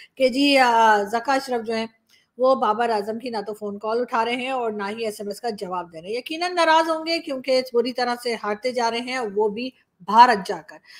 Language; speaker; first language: Hindi; native; Hindi